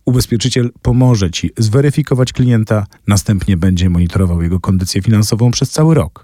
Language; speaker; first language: Polish; native; Polish